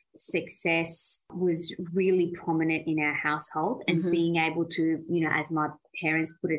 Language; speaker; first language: English; early bilingual, other home language; Persian